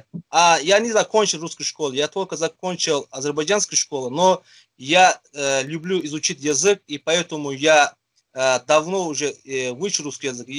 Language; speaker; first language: Russian; non-native, fluent; Azerbaijani